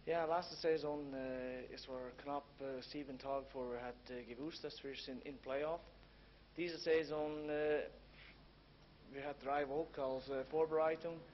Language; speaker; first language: German; non-native, learner; English